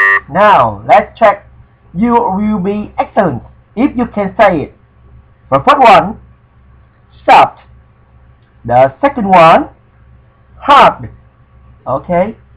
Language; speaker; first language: English; non-native, fluent; Vietnamese